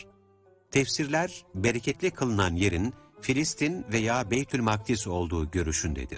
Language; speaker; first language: Turkish; native; Turkish